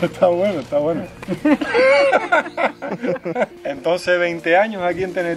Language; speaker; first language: Spanish; native; Spanish